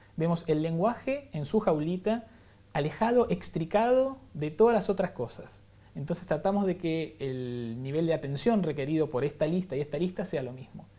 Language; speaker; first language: Spanish; native; Spanish